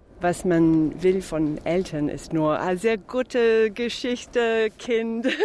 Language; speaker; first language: German; non-native, fluent; English